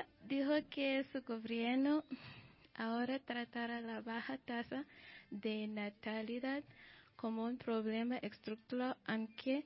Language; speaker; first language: Spanish; non-native, learner; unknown